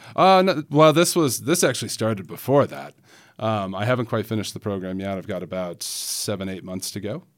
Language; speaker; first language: English; native; English